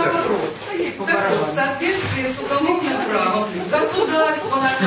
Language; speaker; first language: Russian; native; Russian